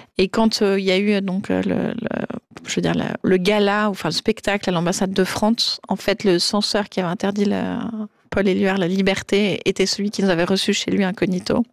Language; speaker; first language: French; native; French